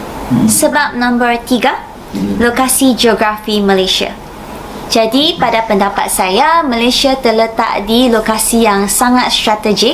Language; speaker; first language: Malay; non-native, fluent; Japanese